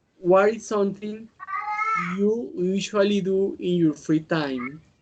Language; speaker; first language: English; non-native, learner; Spanish